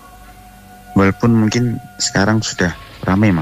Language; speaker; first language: Indonesian; non-native, local second language; Javanese